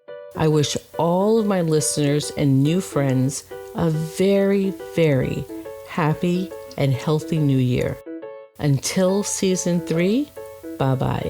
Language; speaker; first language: English; native; English